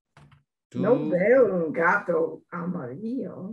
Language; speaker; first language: Spanish; non-native, learner; English